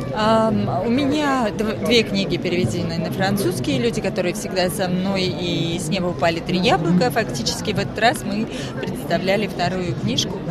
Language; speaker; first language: Russian; non-native, local second language; Armenian